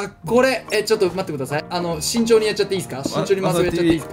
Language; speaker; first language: Japanese; native; Japanese